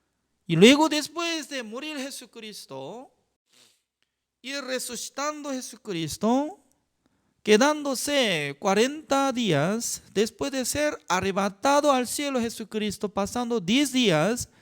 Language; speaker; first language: Spanish; non-native, fluent; Korean